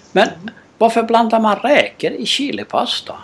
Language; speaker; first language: Swedish; native; Swedish